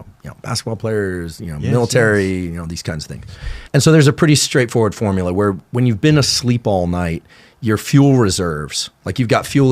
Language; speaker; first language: English; native; English